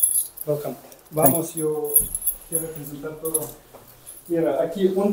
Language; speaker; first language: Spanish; non-native, learner; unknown